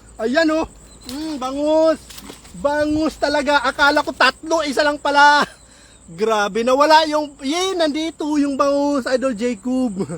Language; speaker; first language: Filipino; non-native, local second language; Waray